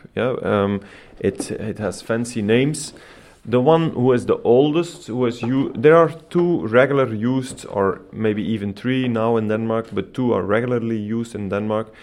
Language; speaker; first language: English; non-native, fluent; Dutch